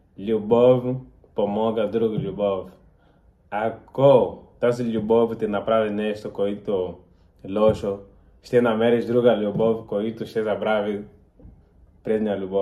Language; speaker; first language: Bulgarian; non-native, learner; Portuguese